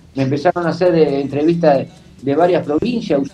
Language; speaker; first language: Spanish; native; Spanish